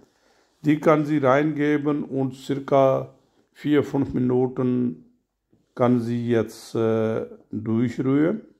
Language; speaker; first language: German; non-native, learner; Urdu